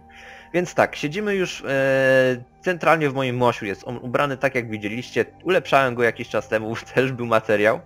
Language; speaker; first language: Polish; native; Polish